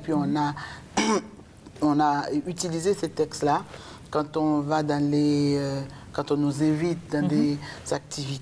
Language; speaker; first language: French; native; French